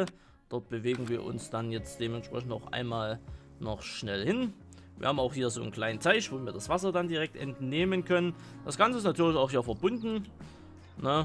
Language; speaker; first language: German; native; German